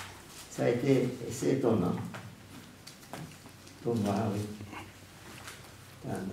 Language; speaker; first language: French; non-native, fluent; Portuguese